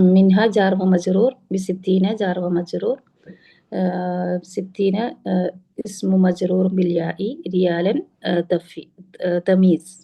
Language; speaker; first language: Arabic; non-native, learner; Malayalam